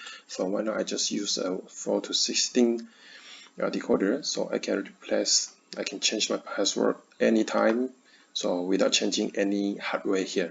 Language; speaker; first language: English; non-native, learner; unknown